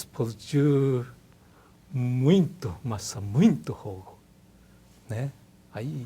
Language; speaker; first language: Portuguese; non-native, learner; Japanese